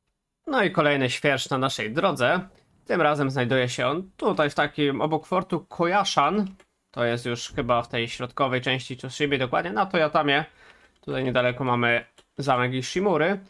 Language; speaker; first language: Polish; native; Polish